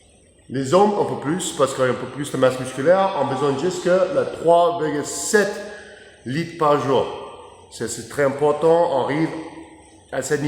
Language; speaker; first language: French; non-native, learner; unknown